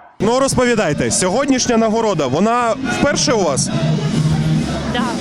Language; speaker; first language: Ukrainian; native; Ukrainian